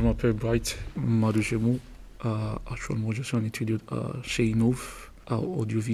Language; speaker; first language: French; non-native, learner; English